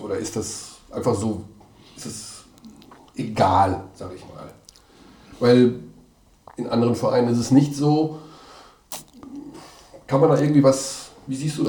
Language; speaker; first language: German; native; German